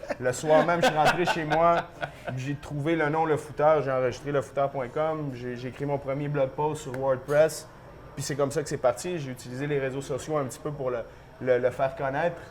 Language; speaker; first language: French; early bilingual, other home language; Spanish